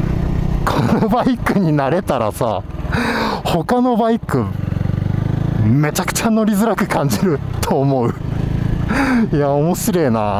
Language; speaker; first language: Japanese; native; Japanese